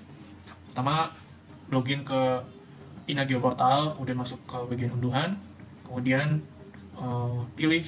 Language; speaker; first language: Indonesian; native; Indonesian